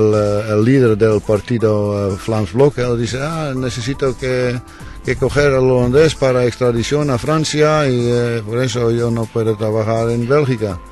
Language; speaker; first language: Spanish; non-native, learner; Dutch